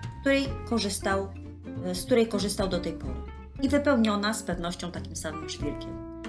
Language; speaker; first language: Polish; native; Polish